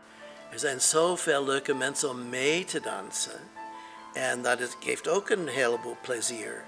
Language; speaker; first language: Dutch; non-native, fluent; English